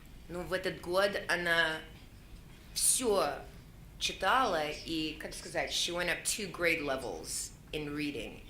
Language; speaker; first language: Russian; early bilingual, heritage; Russian